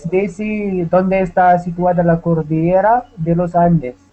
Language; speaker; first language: Spanish; non-native, learner; Arabic